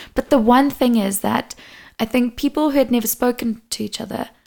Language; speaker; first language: English; non-native, local second language; Portuguese